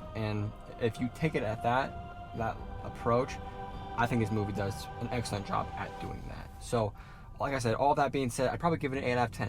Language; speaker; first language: English; native; English